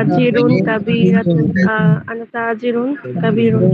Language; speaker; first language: Arabic; non-native, learner; Bangla